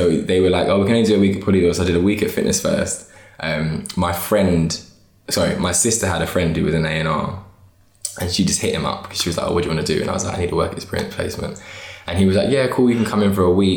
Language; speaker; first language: English; native; English